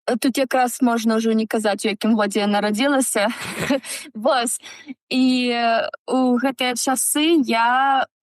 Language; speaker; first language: Belarusian; non-native, local second language; Russian